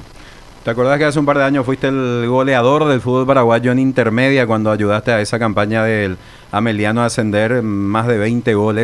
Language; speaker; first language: Spanish; native; Spanish